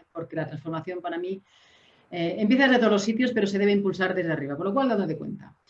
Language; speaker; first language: Spanish; native; Spanish